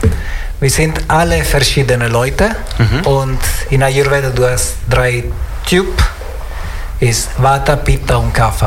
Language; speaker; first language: German; non-native, learner; Italian